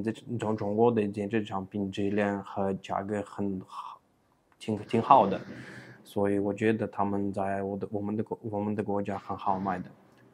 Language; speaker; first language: Chinese; non-native, fluent; Uzbek